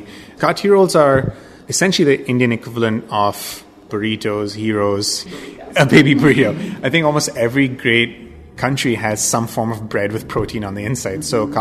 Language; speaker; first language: English; non-native, local second language; Bangla